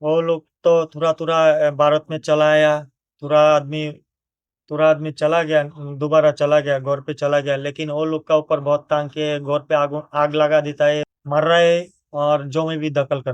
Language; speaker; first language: Hindi; non-native, learner; Bangla